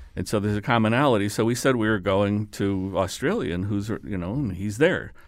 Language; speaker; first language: English; early bilingual, other home language; Lithuanian